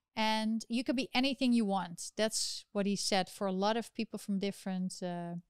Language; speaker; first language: English; non-native, fluent; Dutch